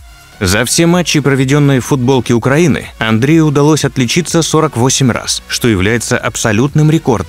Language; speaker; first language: Russian; native; Russian